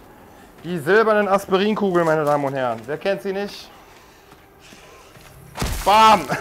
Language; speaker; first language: German; native; German